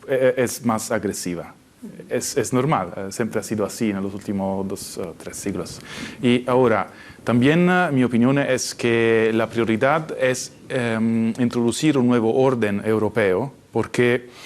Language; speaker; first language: Spanish; non-native, fluent; Italian